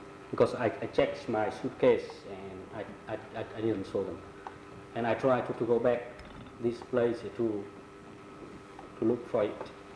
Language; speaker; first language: English; non-native, fluent; Vietnamese